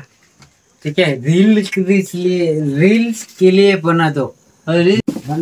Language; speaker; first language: Hindi; non-native, local second language; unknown